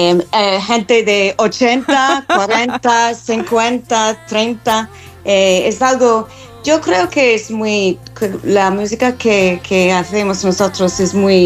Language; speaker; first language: Spanish; non-native, fluent; English